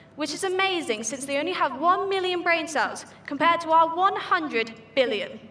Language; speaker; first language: English; native; English